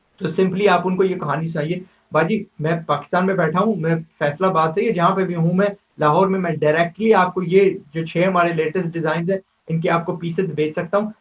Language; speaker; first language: Urdu; native; Urdu